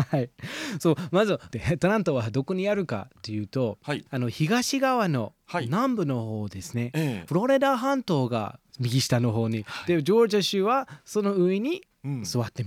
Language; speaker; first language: Japanese; non-native, fluent; English